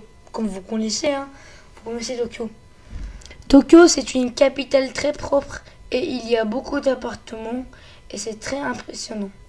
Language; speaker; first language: French; early bilingual, other home language; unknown